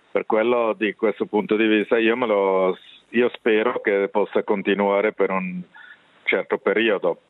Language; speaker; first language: Italian; non-native, local second language; German